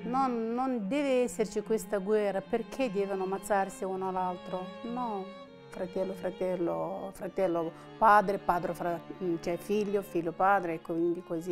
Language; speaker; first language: Italian; non-native, learner; Russian